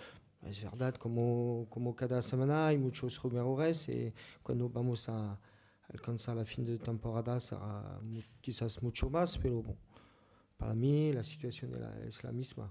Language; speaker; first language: Spanish; non-native, fluent; French